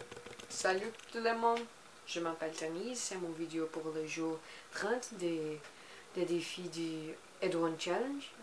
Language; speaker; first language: French; non-native, learner; Portuguese